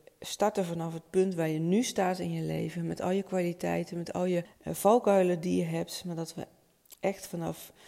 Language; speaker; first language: Dutch; native; Dutch